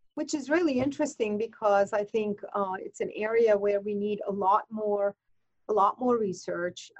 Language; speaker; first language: English; non-native, fluent; Persian